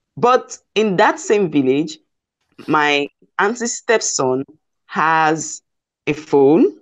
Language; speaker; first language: English; non-native, local second language; Igbo